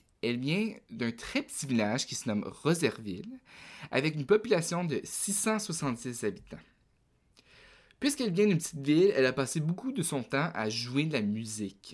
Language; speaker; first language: French; native; French